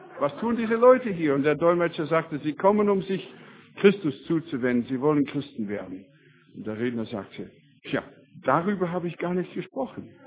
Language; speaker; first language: German; non-native, fluent; English